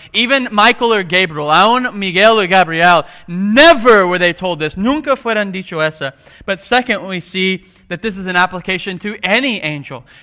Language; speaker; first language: English; native; English